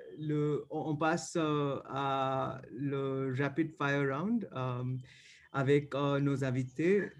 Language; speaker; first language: French; non-native, fluent; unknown